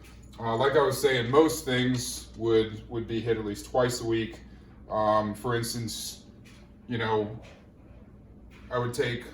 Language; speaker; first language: English; native; English